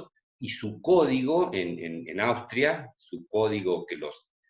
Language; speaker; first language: Spanish; native; Spanish